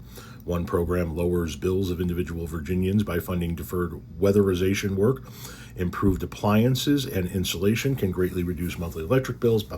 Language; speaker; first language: English; native; English